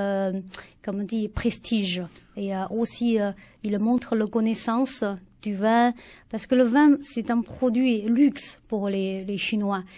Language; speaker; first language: French; non-native, learner; Chinese